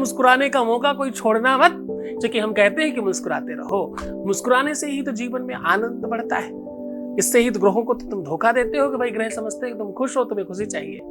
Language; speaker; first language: Hindi; native; Hindi